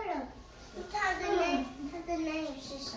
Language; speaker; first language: Chinese; early bilingual, heritage; Chinese